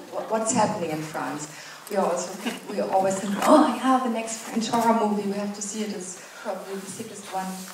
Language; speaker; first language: English; non-native, fluent; German